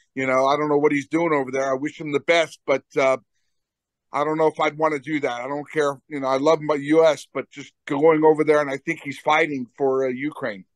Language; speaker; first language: English; native; English